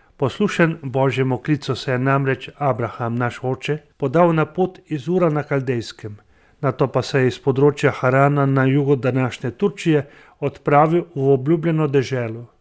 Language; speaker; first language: Slovenian; native; Slovenian